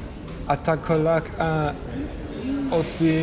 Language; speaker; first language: French; non-native, learner; English